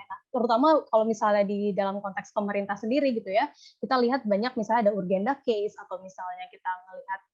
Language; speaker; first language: Indonesian; native; Indonesian